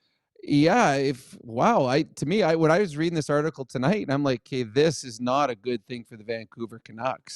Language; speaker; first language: English; native; English